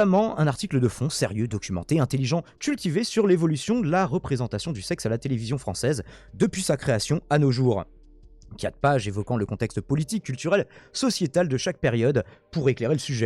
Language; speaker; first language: French; native; French